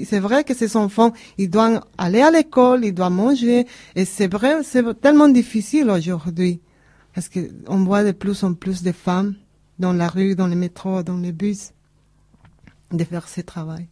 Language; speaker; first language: French; non-native, learner; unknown